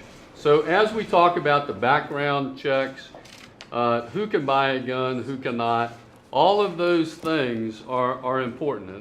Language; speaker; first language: English; native; English